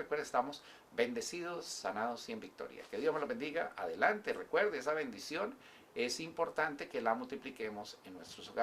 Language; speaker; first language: Spanish; native; Spanish